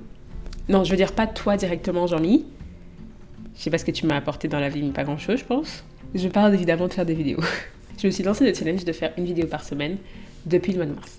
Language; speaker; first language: French; native; French